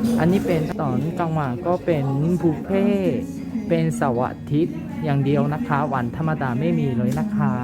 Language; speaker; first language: Thai; non-native, learner; Korean